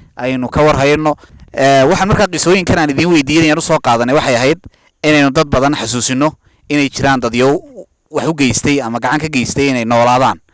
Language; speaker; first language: Somali; native; Somali